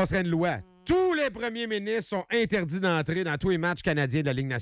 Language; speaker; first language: French; native; French